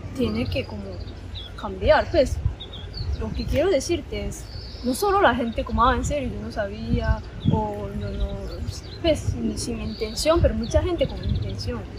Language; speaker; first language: Spanish; non-native, fluent; Japanese